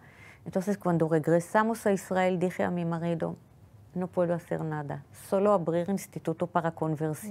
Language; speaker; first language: Spanish; non-native, fluent; Hebrew